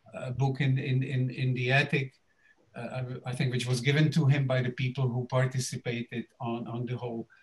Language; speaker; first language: English; non-native, fluent; Czech